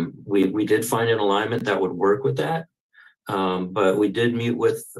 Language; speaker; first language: English; native; English